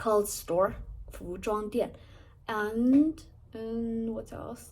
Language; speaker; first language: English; non-native, fluent; Chinese